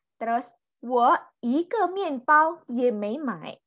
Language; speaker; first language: Chinese; non-native, fluent; Indonesian